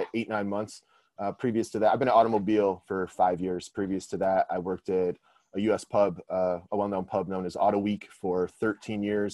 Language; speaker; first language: English; native; English